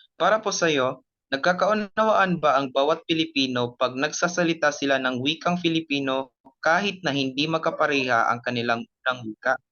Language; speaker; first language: Filipino; non-native, local second language; Cebuano